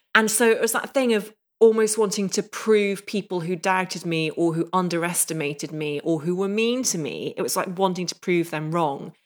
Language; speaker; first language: English; native; English